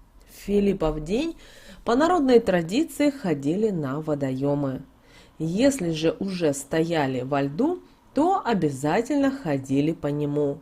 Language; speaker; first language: Russian; native; Russian